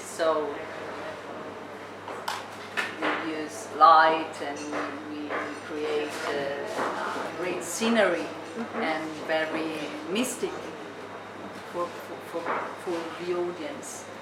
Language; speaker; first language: English; non-native, fluent; Italian